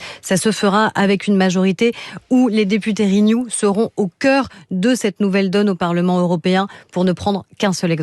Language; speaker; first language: French; native; French